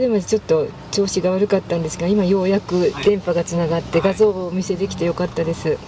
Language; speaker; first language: Japanese; native; Japanese